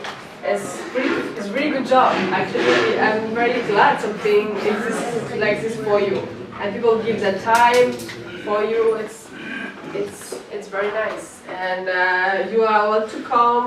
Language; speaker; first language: English; non-native, fluent; French